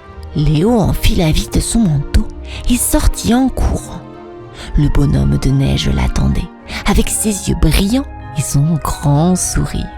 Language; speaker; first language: French; native; French